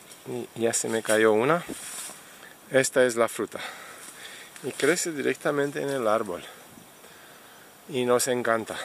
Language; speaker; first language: Spanish; non-native, fluent; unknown